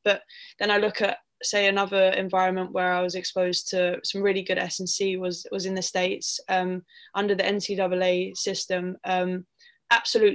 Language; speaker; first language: English; native; English